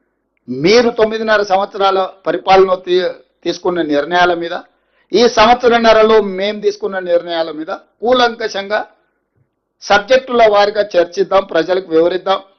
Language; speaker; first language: Telugu; native; Telugu